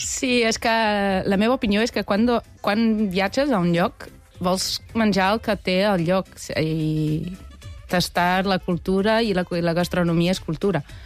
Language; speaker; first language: Catalan; non-native, fluent; Portuguese